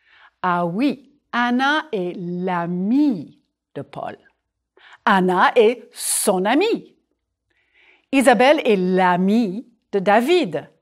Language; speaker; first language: French; non-native, fluent; English